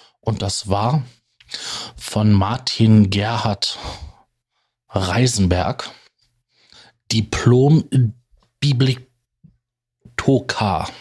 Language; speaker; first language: German; native; German